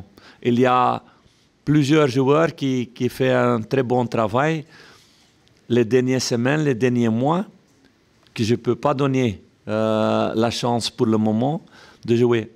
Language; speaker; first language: French; non-native, local second language; Dutch